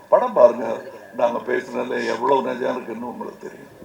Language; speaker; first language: Tamil; native; Tamil